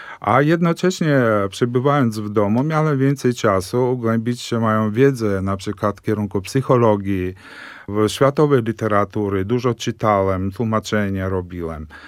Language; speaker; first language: Polish; early bilingual, heritage; Polish